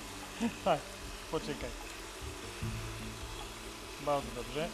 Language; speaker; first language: Polish; non-native, learner; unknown